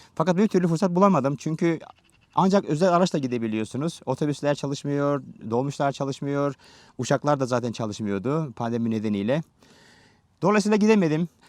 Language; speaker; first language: Turkish; native; Turkish